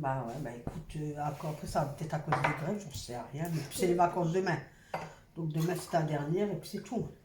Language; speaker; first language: French; native; French